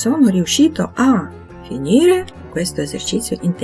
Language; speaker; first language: Italian; non-native, fluent; Ukrainian